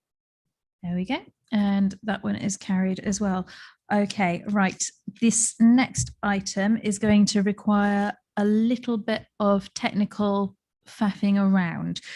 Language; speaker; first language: English; native; English